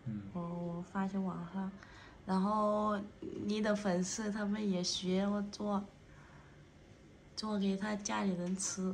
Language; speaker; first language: Chinese; non-native, fluent; Vietnamese